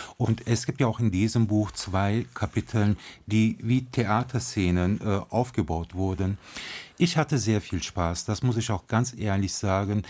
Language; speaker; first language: German; early bilingual, other home language; Turkish